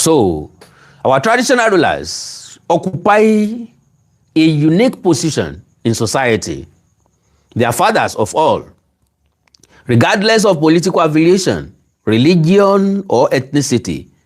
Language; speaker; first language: English; non-native, local second language; Yoruba